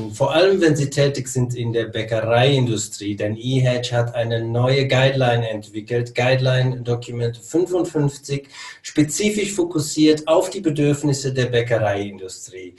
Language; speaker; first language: German; native; German